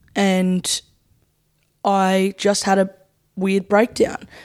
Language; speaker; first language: English; native; English